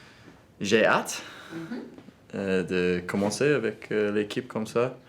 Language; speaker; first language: French; non-native, learner; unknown